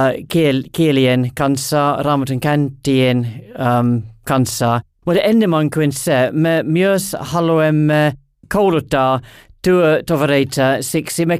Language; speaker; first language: Finnish; non-native, learner; English